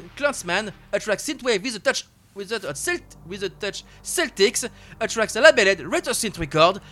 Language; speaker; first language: English; non-native, learner; French